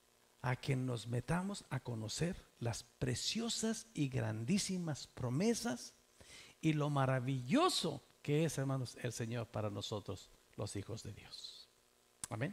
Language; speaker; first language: Spanish; native; Spanish